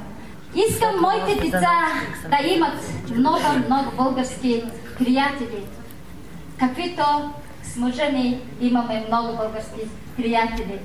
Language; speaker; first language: Bulgarian; non-native, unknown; Mongolian